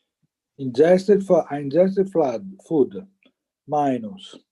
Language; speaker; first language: English; non-native, fluent; Italian